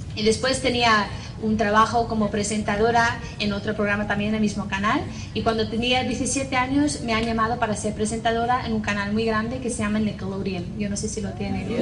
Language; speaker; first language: Spanish; non-native, fluent; English